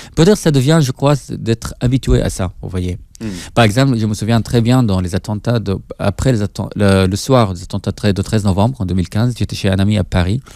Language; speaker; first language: French; non-native, fluent; Arabic